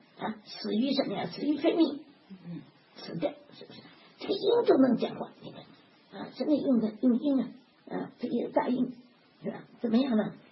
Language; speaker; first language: Chinese; native; Chinese